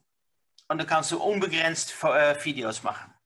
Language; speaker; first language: German; non-native, learner; Dutch